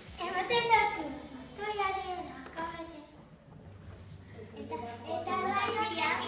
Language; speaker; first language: Basque; non-native, local second language; Spanish